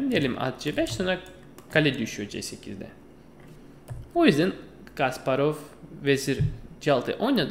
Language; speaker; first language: Turkish; non-native, fluent; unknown